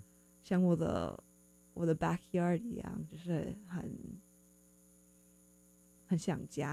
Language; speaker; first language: Chinese; non-native, fluent; English